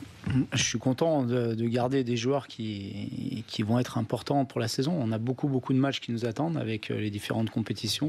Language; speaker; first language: French; native; French